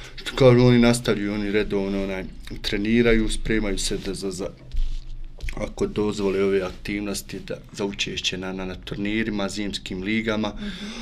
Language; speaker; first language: Croatian; native; Croatian